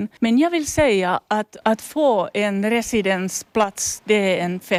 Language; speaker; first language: Swedish; non-native, local second language; Finnish